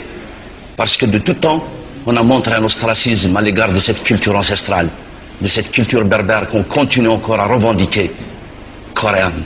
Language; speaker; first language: French; non-native, local second language; Kabyle